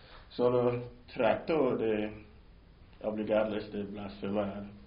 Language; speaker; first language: Spanish; non-native, learner; English